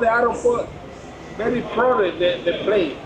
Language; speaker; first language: English; non-native, learner; Spanish